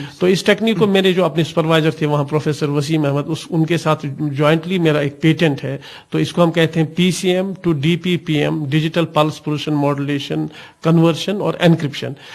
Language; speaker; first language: Urdu; non-native, local second language; Kashmiri